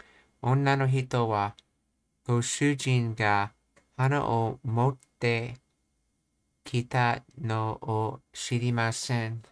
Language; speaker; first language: Japanese; non-native, learner; English